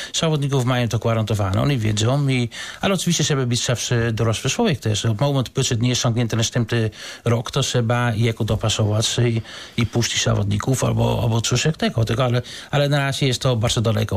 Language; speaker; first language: Polish; non-native, learner; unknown